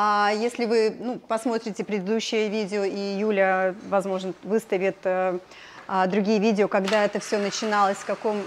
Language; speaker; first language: Russian; native; Russian